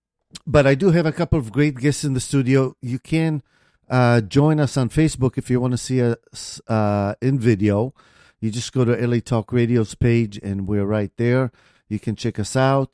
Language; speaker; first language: English; native; English